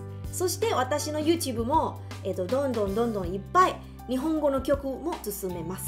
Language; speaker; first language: Japanese; non-native, learner; Chinese